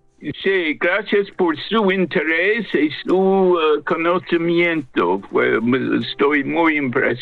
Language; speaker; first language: Spanish; non-native, fluent; English